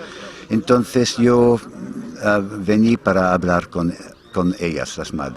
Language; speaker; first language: Spanish; non-native, fluent; English